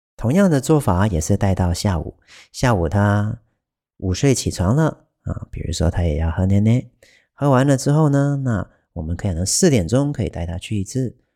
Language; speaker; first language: Chinese; native; Chinese